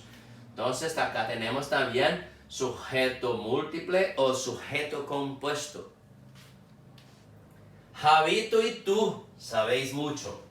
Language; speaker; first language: Spanish; non-native, fluent; Portuguese